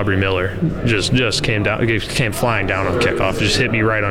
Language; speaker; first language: English; native; English